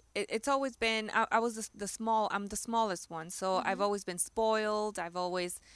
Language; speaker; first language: English; early bilingual, other home language; Spanish